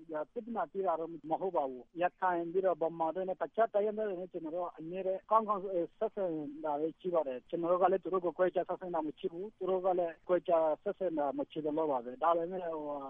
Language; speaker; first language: Burmese; non-native, local second language; Rohingya